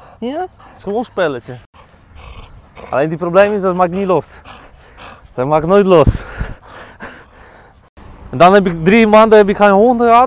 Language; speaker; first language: Dutch; non-native, learner; Polish